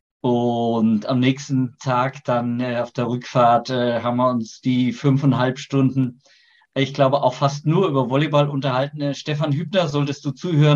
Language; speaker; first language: German; native; German